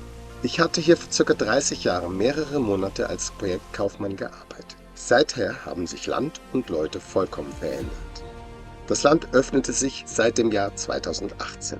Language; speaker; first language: German; native; German